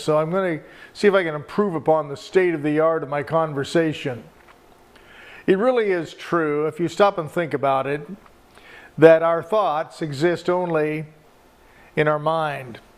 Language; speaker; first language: English; native; English